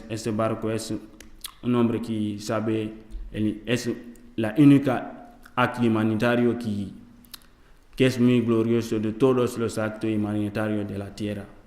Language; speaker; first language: Spanish; non-native, learner; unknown